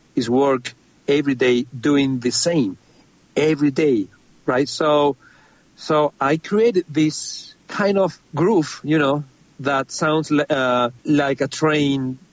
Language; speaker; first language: English; non-native, fluent; Spanish